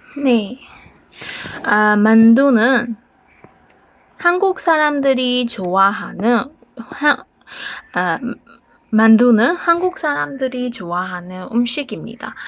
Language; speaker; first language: Korean; non-native, learner; Burmese